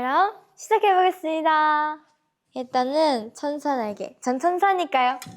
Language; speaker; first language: Korean; native; Korean